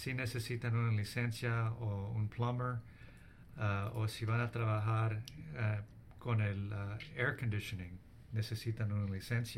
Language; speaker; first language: Spanish; early bilingual, heritage; English